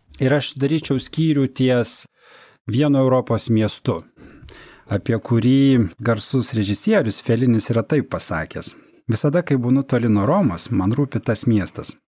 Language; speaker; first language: Lithuanian; native; Lithuanian